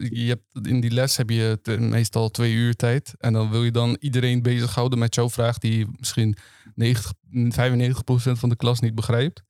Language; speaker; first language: Dutch; early bilingual, other home language; Turkish